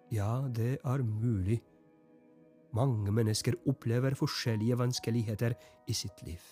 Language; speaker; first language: Norwegian; non-native, fluent; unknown